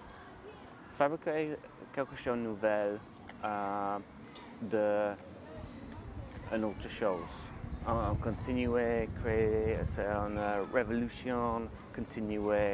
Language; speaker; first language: French; non-native, learner; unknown